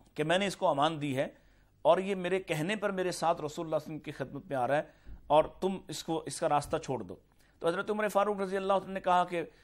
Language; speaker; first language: Urdu; native; Urdu